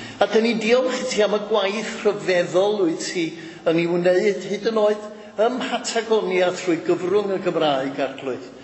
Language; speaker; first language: Welsh; native; Welsh